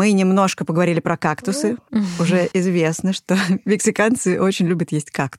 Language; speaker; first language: Russian; native; Russian